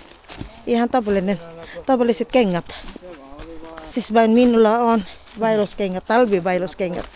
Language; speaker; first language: Finnish; non-native, learner; Filipino